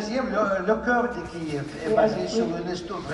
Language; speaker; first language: French; non-native, fluent; Russian